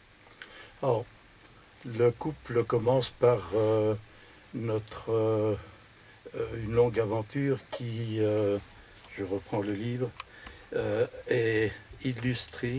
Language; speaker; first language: French; native; French